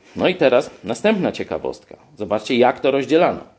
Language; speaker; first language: Polish; native; Polish